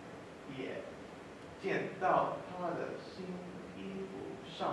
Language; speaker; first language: Chinese; non-native, learner; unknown